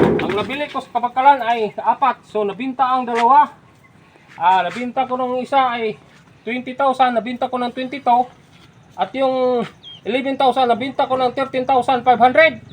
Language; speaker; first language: Filipino; non-native, local second language; Hiligaynon